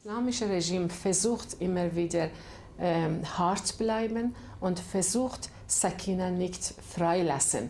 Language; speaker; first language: German; non-native, fluent; Persian